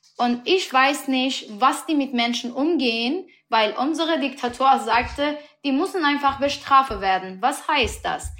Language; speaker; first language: German; non-native, learner; Persian